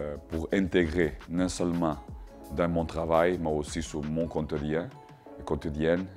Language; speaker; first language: French; non-native, learner; Portuguese